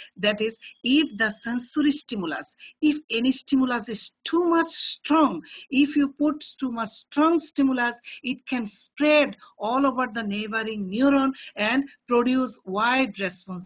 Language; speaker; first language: English; non-native, local second language; Bangla